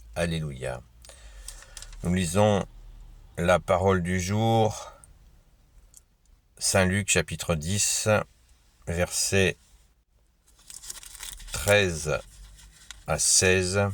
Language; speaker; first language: French; native; French